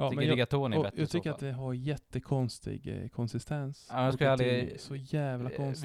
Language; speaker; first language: Swedish; non-native, fluent; Italian